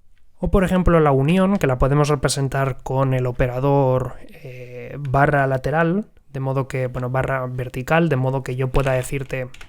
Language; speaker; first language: Spanish; native; Spanish